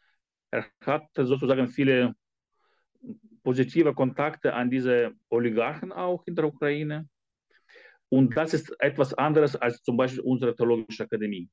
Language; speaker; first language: German; non-native, fluent; Ukrainian